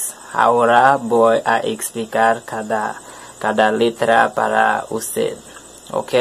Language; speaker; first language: Spanish; non-native, learner; French